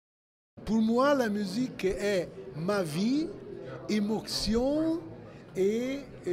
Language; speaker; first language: French; non-native, fluent; Italian